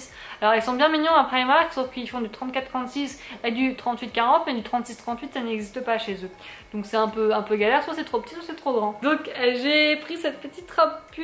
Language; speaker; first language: French; native; French